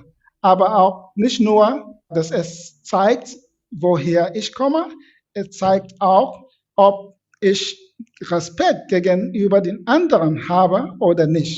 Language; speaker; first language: German; non-native, fluent; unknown